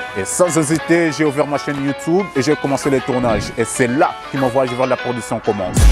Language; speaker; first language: French; non-native, fluent; Portuguese